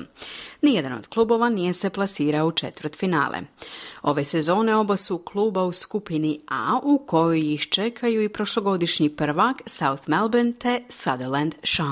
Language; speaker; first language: Croatian; native; Croatian